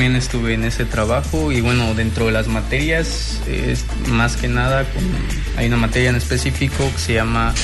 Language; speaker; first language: Spanish; native; Spanish